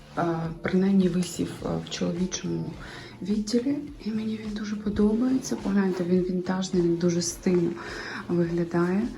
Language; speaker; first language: Ukrainian; native; Ukrainian